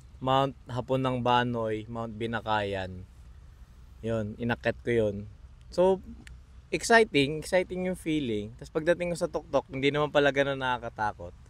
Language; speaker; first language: Filipino; native; Filipino